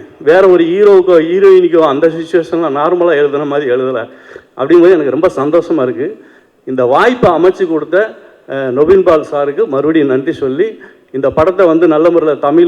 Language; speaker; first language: Tamil; native; Tamil